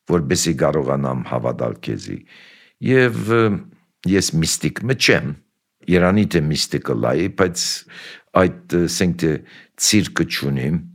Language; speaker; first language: Armenian; early bilingual, heritage; Armenian